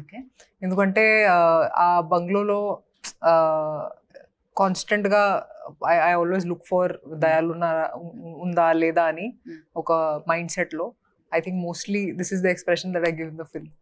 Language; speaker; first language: Telugu; non-native, fluent; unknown